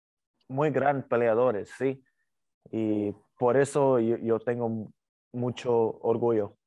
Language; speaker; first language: Spanish; early bilingual, heritage; English